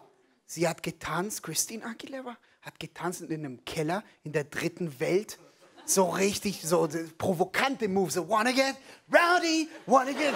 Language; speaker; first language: German; non-native, fluent; Hebrew